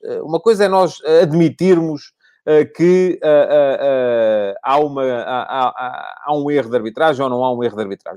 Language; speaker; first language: Portuguese; native; Portuguese